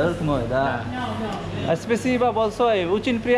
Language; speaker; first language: Russian; non-native, learner; Hindi